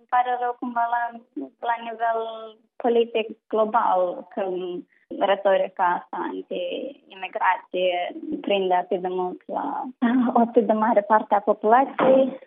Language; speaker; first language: Romanian; native; Romanian